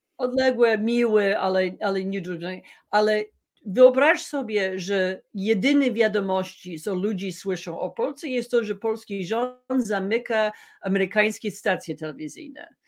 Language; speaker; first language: Polish; non-native, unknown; English